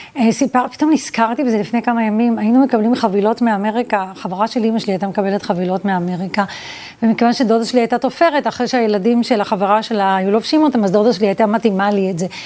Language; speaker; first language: Hebrew; early bilingual, other home language; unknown